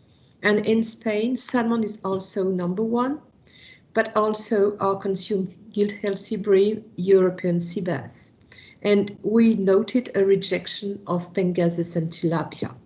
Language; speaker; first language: English; non-native, fluent; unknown